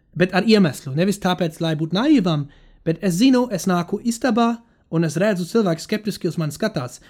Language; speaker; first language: Latvian; non-native, fluent; German